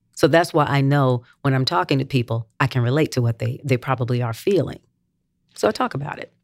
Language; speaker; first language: English; native; English